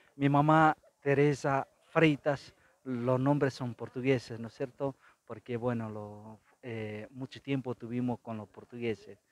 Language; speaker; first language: Spanish; non-native, fluent; Tetum